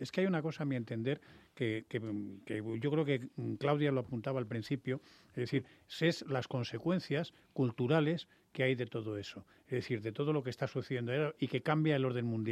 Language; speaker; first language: Spanish; native; Spanish